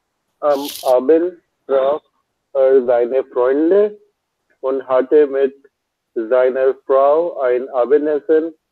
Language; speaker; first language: German; non-native, learner; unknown